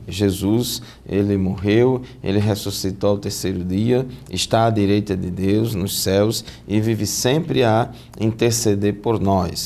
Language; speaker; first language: Portuguese; native; Portuguese